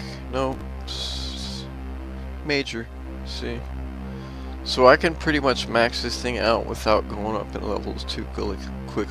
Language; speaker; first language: English; native; English